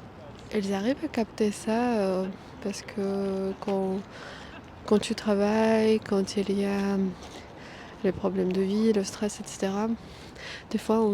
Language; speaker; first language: French; non-native, fluent; Armenian